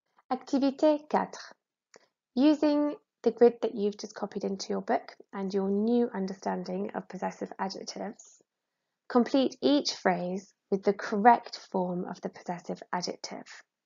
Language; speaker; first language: English; native; English